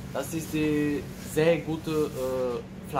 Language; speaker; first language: German; non-native, learner; Turkish